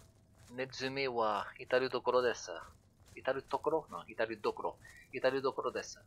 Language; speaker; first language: Japanese; non-native, learner; French